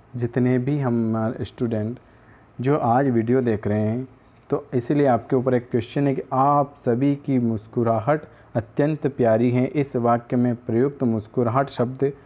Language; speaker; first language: Hindi; native; Hindi